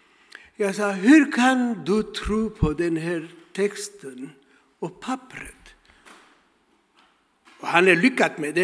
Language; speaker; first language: Swedish; non-native, learner; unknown